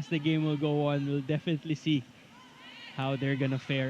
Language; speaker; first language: English; non-native, local second language; Filipino